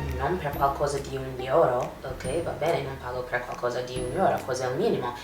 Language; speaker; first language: Italian; non-native, learner; English